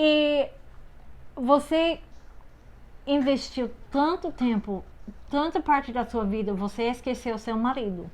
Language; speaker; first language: Portuguese; non-native, fluent; English